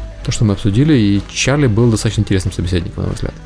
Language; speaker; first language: Russian; native; Russian